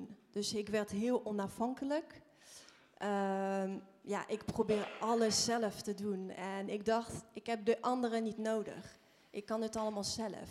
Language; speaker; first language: Dutch; non-native, fluent; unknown